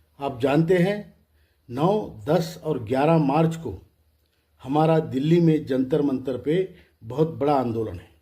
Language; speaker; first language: Hindi; non-native, local second language; Marathi